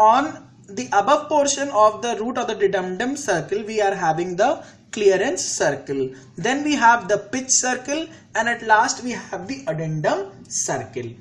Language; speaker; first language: English; non-native, local second language; Hindi